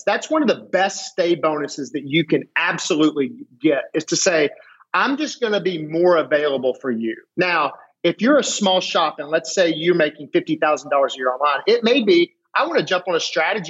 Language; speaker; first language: English; native; English